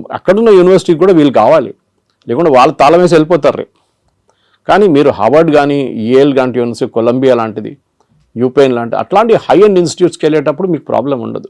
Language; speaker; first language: Telugu; non-native, local second language; Malayalam